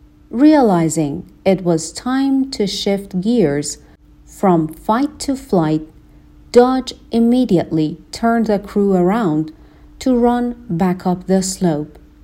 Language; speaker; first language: English; non-native, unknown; Persian